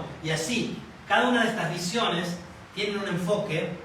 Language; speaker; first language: Spanish; native; Spanish